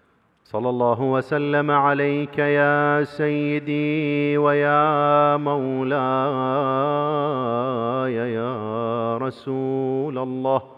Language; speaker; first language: Arabic; native; Arabic